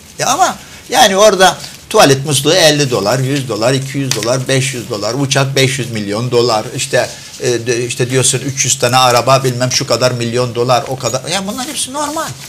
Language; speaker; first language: Turkish; non-native, fluent; Arabic